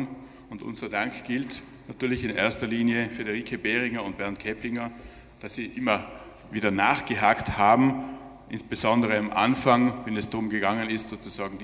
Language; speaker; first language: German; native; German